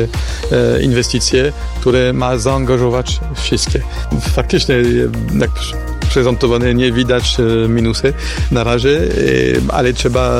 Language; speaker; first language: Polish; non-native, fluent; French